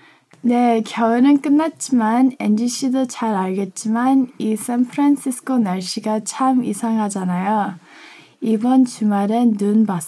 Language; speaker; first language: Korean; early bilingual, heritage; Korean